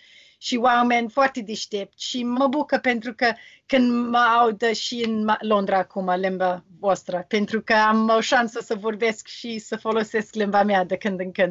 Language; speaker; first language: Romanian; non-native, learner; English